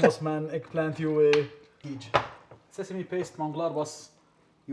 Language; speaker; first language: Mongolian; non-native, learner; Arabic